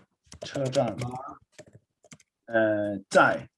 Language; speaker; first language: Chinese; non-native, learner; Swedish